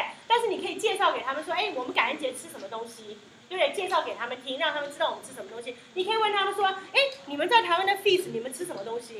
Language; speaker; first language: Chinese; early bilingual, heritage; Chinese